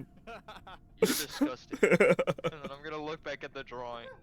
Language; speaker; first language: English; native; English